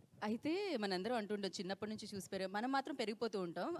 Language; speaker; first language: Telugu; native; Telugu